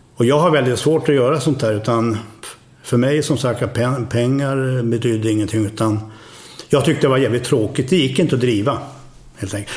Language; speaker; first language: Swedish; native; Swedish